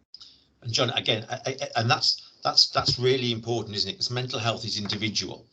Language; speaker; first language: English; native; English